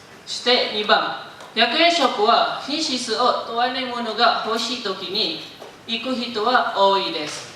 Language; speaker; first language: Japanese; non-native, learner; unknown